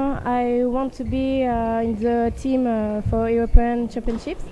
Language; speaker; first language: English; non-native, learner; French